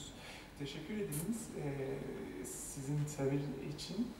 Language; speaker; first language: Turkish; non-native, fluent; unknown